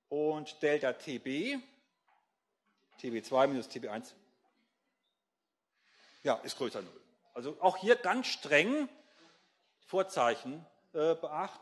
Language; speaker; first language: German; native; German